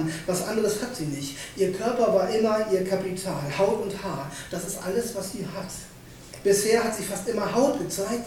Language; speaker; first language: German; native; German